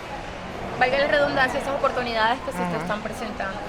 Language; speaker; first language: Spanish; native; Spanish